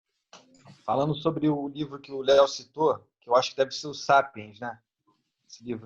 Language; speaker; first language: Portuguese; native; Portuguese